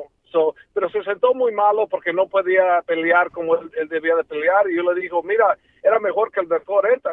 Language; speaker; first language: Spanish; early bilingual, heritage; Spanish